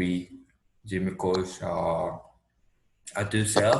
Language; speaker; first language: French; non-native, learner; Spanish